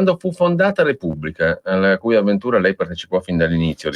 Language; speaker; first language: Italian; native; Italian